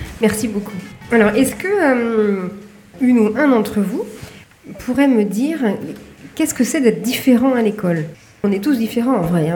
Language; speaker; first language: French; native; French